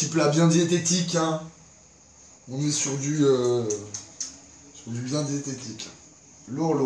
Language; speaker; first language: French; native; French